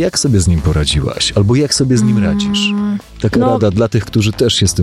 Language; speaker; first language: Polish; native; Polish